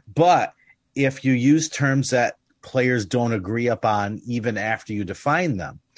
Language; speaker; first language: English; native; English